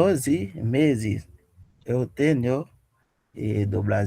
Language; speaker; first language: Portuguese; non-native, learner; Haitian Creole